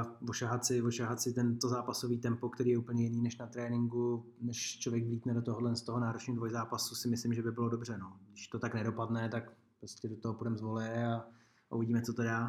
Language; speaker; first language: Czech; native; Czech